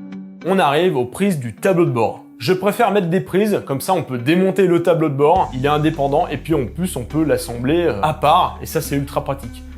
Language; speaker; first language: French; native; French